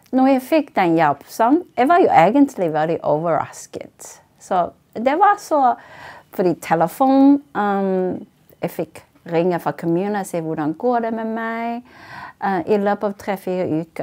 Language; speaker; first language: Norwegian; non-native, fluent; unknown